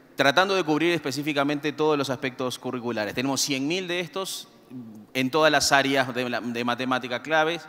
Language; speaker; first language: Spanish; native; Spanish